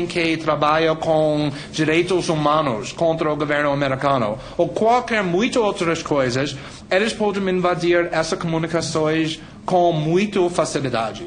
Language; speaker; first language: Portuguese; non-native, fluent; English